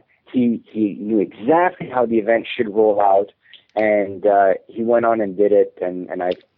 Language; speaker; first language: English; non-native, fluent; French